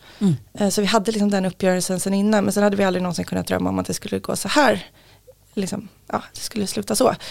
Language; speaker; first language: Swedish; native; Swedish